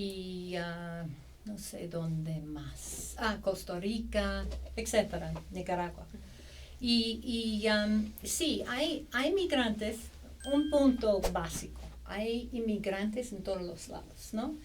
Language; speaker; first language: Spanish; non-native, fluent; English